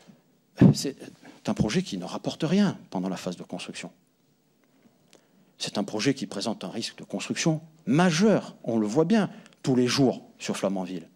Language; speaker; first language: French; native; French